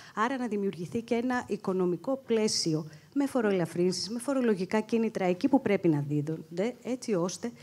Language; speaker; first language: Greek; native; Greek